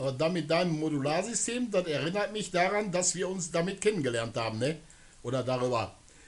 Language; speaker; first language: German; native; German